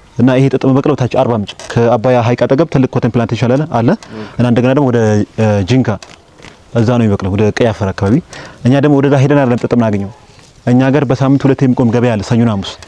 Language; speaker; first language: Amharic; non-native, local second language; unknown